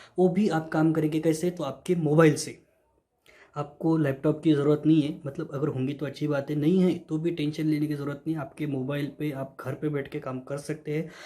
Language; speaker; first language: Hindi; non-native, local second language; Marathi